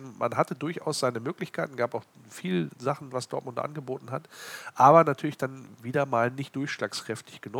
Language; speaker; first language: German; native; German